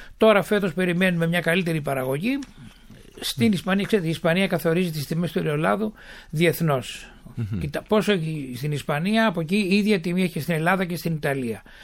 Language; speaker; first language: Greek; native; Greek